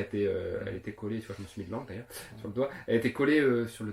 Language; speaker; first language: French; native; French